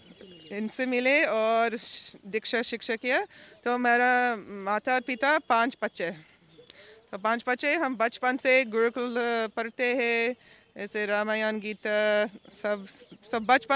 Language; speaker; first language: Hindi; non-native, learner; English